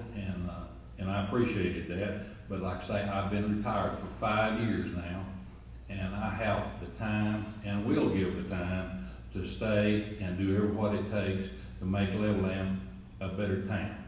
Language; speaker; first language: English; native; English